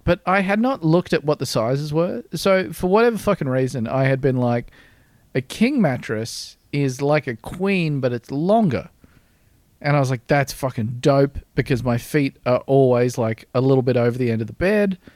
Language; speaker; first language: English; native; English